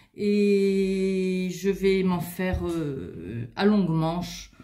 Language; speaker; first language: French; native; French